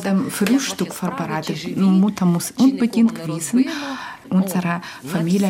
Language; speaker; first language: German; non-native, learner; Ukrainian